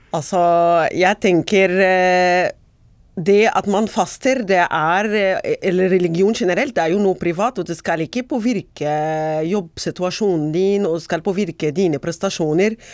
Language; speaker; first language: Norwegian; non-native, fluent; Arabic